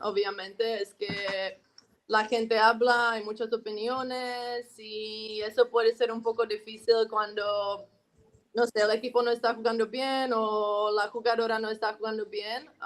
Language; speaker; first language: Spanish; non-native, fluent; Czech